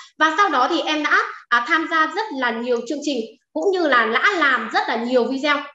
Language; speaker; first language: Vietnamese; non-native, local second language; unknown